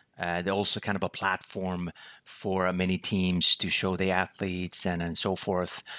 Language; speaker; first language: English; non-native, fluent; Finnish